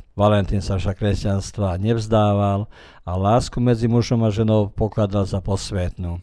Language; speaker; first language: Slovak; early bilingual, heritage; Slovak